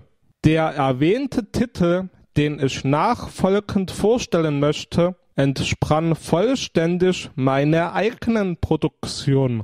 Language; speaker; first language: German; native; German